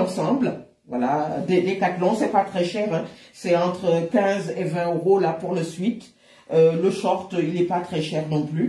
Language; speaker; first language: French; native; French